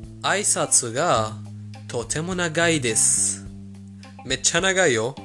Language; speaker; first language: Japanese; non-native, fluent; Persian